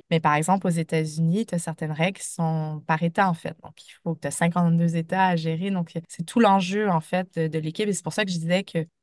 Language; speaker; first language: French; native; French